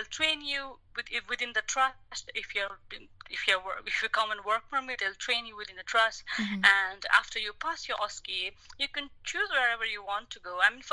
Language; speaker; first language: English; non-native, local second language; Nepali